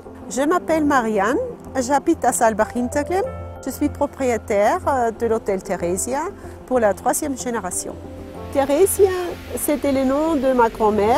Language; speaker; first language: French; non-native, fluent; German